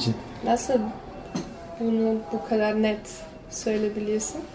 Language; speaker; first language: Turkish; non-native, learner; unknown